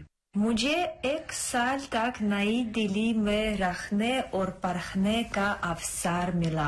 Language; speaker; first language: Hindi; non-native, fluent; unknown